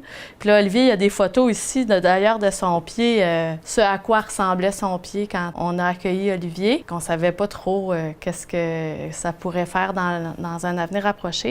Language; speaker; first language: French; native; French